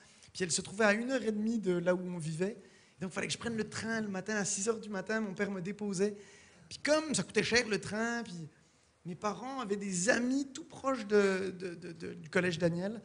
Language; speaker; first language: French; native; French